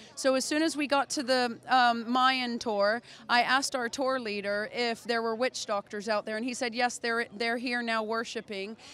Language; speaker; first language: English; native; English